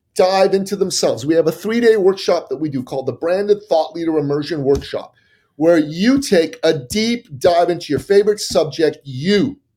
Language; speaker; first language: English; early bilingual, other home language; Persian